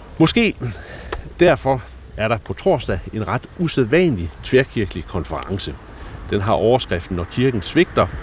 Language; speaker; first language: Danish; native; Danish